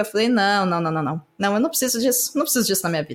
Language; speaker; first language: Portuguese; native; Portuguese